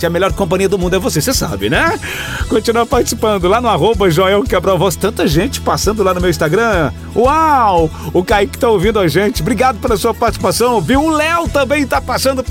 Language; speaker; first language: Portuguese; native; Portuguese